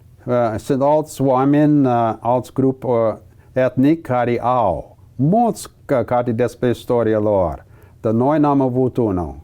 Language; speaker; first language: Romanian; early bilingual, heritage; English